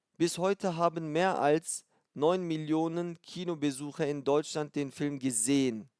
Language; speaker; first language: German; non-native, fluent; Turkish